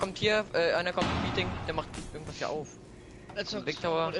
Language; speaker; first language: German; native; German